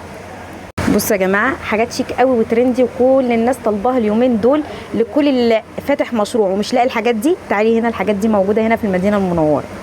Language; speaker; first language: Arabic; native; Arabic